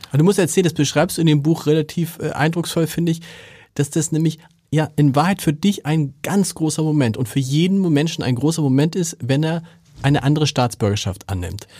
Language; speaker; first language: German; native; German